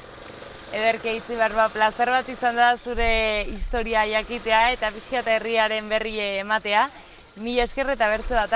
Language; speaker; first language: Basque; native; Basque